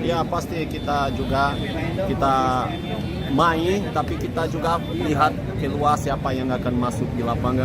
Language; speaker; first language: Indonesian; non-native, fluent; Portuguese